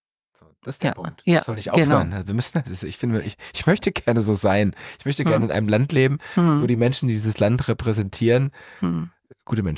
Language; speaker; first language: German; native; German